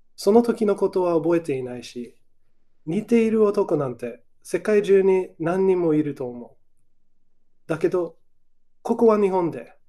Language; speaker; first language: Japanese; non-native, fluent; English